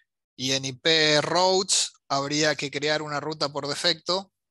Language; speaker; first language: Spanish; native; Spanish